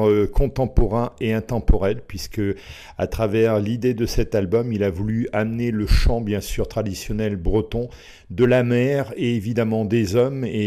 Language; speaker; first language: French; native; French